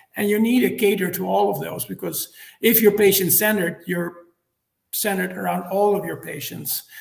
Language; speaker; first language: English; non-native, fluent; Dutch